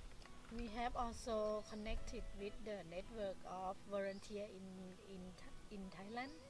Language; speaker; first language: English; non-native, fluent; Thai